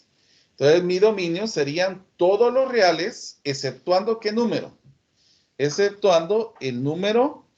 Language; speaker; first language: Spanish; native; Spanish